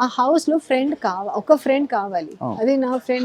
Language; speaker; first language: Telugu; non-native, learner; Hindi